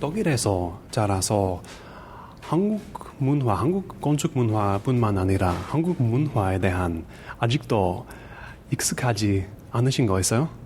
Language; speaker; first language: Korean; non-native, learner; English